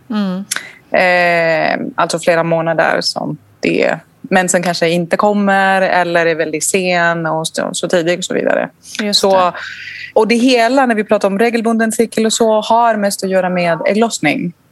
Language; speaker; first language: Swedish; non-native, fluent; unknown